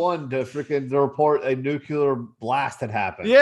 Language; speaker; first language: English; native; English